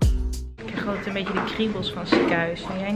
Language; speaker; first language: Dutch; native; Dutch